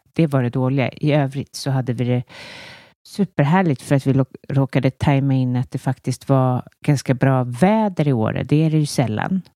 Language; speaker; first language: Swedish; native; Swedish